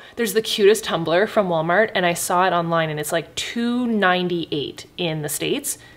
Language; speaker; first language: English; native; English